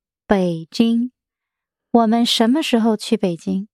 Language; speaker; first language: Chinese; non-native, learner; English